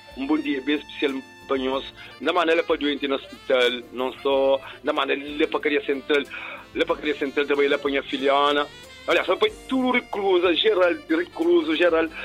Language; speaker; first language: Portuguese; non-native, local second language; Kabuverdianu